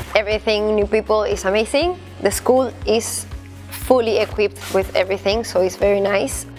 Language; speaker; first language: English; non-native, fluent; Spanish